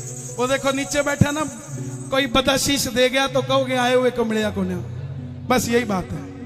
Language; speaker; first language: Hindi; native; Hindi